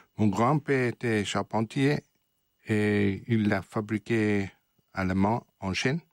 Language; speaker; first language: French; non-native, fluent; English